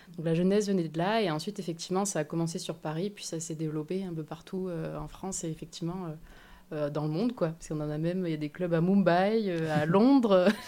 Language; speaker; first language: French; native; French